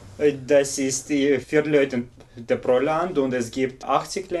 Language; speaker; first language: German; non-native, fluent; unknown